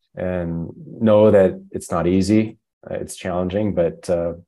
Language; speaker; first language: English; non-native, fluent; German